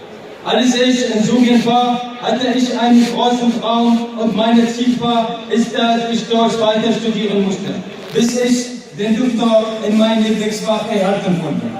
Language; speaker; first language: German; non-native, learner; Arabic